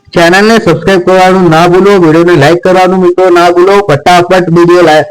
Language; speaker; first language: Gujarati; non-native, local second language; Marathi